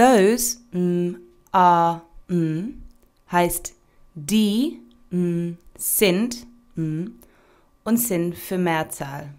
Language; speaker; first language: German; non-native, fluent; English